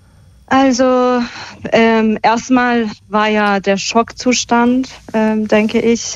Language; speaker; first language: German; early bilingual, other home language; Persian